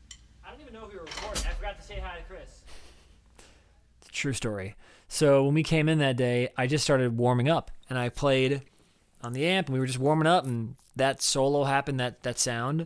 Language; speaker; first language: English; native; English